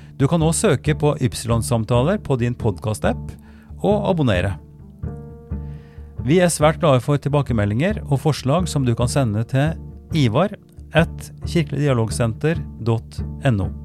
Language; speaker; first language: Norwegian; native; Norwegian